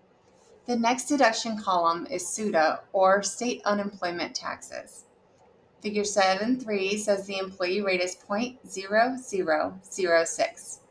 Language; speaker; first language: English; native; English